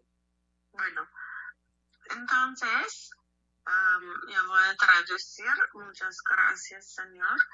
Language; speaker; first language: Spanish; non-native, learner; English